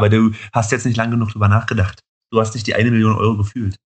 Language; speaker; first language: German; native; German